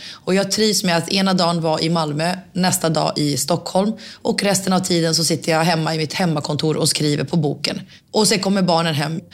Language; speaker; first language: Swedish; early bilingual, other home language; Finnish